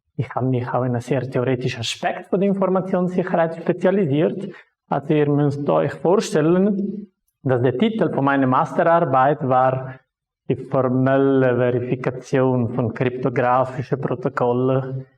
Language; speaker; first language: German; non-native, local second language; Italian